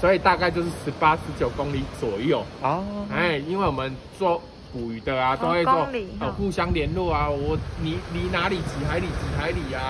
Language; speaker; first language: Chinese; native; Chinese